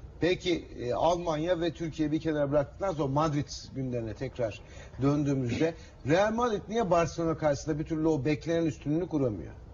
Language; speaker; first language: Turkish; native; Turkish